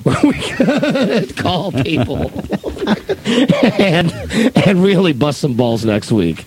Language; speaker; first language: English; native; English